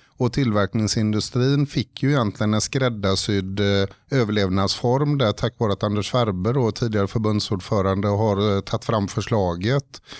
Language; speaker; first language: Swedish; native; Swedish